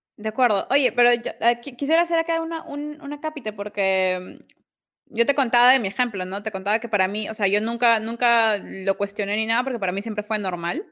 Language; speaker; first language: Spanish; native; Spanish